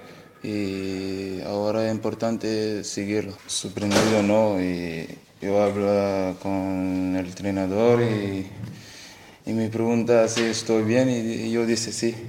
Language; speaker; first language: Spanish; non-native, learner; Portuguese